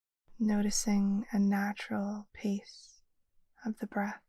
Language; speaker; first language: English; native; English